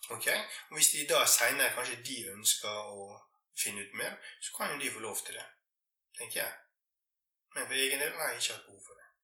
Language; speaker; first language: Norwegian; native; Norwegian